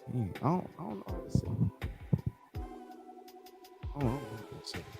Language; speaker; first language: English; native; English